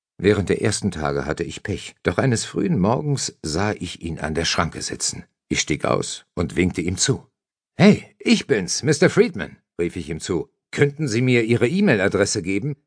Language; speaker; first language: German; native; German